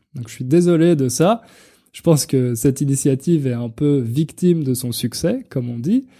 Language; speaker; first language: French; native; French